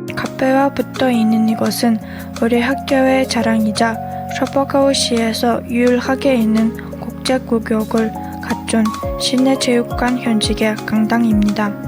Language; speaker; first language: Korean; non-native, fluent; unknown